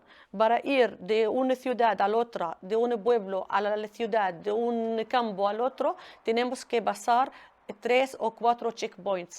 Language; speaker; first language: Spanish; non-native, learner; Arabic